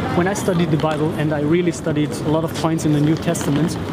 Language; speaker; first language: English; non-native, fluent; German